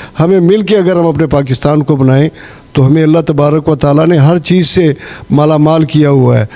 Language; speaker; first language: Urdu; non-native, local second language; Pashto